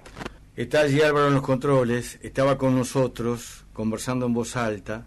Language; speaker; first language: Spanish; native; Spanish